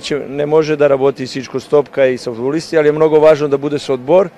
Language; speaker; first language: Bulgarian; non-native, learner; Serbian